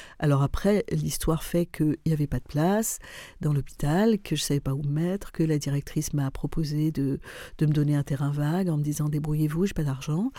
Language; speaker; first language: French; non-native, local second language; Arabic